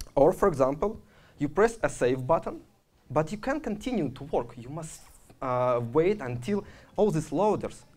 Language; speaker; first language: English; non-native, fluent; Russian